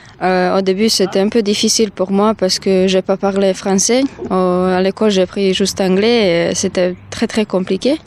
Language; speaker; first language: French; non-native, learner; Serbian